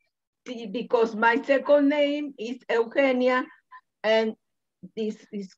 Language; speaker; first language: English; non-native, learner; Spanish